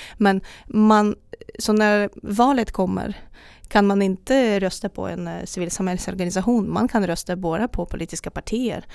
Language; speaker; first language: Swedish; non-native, fluent; Russian